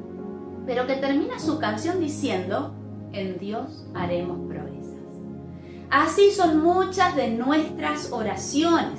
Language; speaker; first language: Spanish; native; Spanish